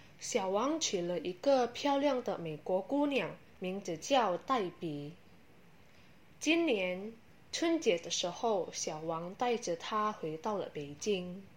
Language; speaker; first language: Chinese; non-native, learner; Indonesian